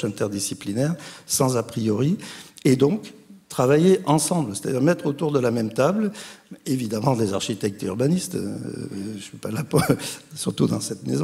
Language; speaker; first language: French; native; French